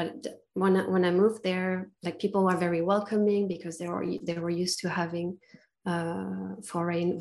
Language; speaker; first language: English; non-native, fluent; French